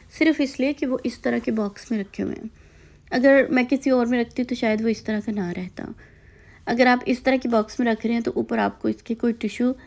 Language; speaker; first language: Urdu; native; Urdu